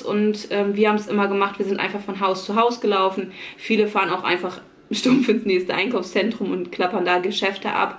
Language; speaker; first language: German; native; German